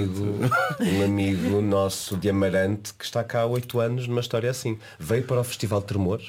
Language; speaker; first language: Portuguese; native; Portuguese